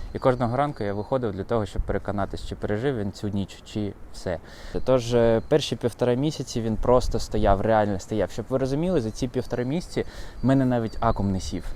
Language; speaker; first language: Ukrainian; non-native, local second language; Russian